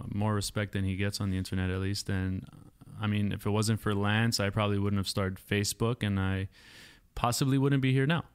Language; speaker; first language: English; native; English